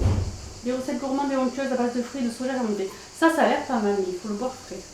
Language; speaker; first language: French; native; French